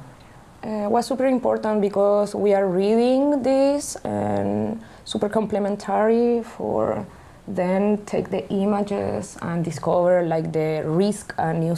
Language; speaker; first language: English; non-native, learner; Spanish